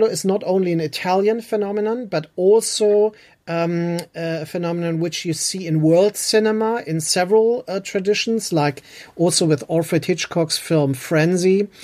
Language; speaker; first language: English; non-native, fluent; German